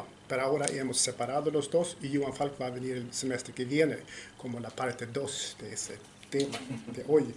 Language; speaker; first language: Spanish; non-native, fluent; Swedish